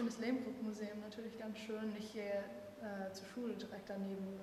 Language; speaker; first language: German; non-native, fluent; English